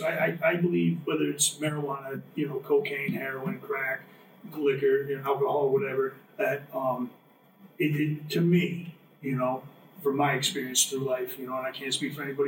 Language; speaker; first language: English; native; English